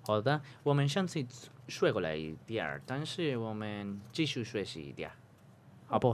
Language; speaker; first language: Chinese; non-native, fluent; Spanish